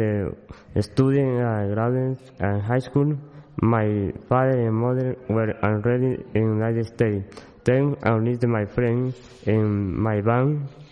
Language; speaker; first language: English; non-native, fluent; Spanish